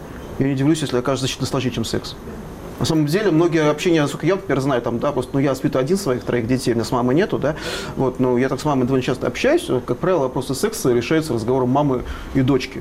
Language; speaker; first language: Russian; native; Russian